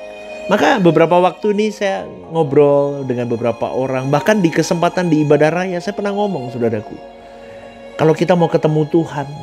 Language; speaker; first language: Indonesian; native; Indonesian